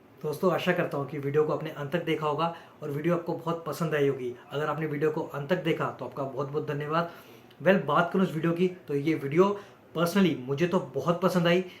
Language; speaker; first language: Hindi; native; Hindi